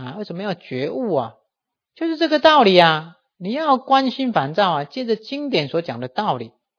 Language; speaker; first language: Chinese; native; Chinese